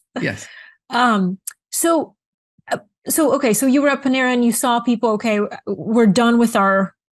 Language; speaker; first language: English; early bilingual, other home language; Bulgarian